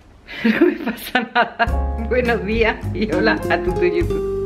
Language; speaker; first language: Spanish; native; Spanish